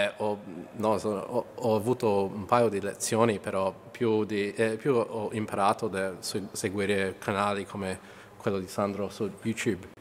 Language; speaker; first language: Italian; early bilingual, heritage; English